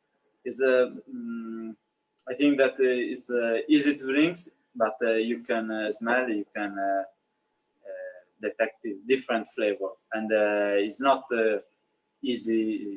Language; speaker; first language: English; non-native, learner; Italian